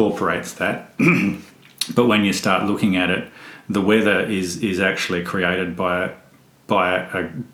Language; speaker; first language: English; native; English